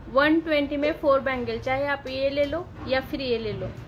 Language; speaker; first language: Hindi; non-native, local second language; Marathi